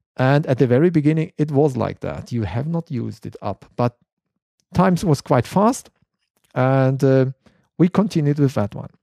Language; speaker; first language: English; non-native, fluent; German